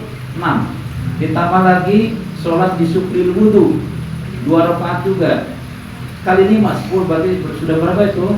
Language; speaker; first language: Indonesian; native; Indonesian